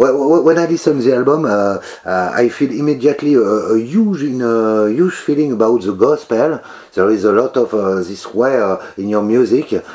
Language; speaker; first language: English; non-native, learner; French